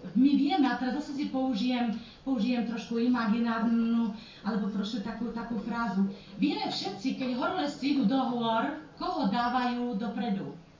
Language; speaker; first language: Slovak; native; Slovak